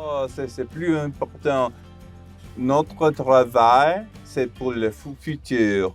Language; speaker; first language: French; non-native, local second language; English